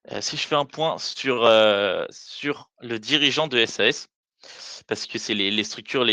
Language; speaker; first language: French; native; French